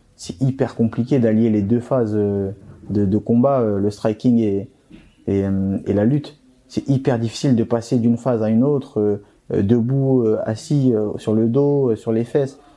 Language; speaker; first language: French; early bilingual, other home language; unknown